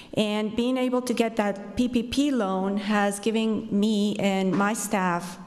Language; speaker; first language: English; non-native, fluent; Spanish